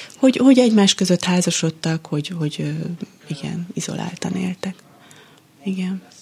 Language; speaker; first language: Hungarian; native; Hungarian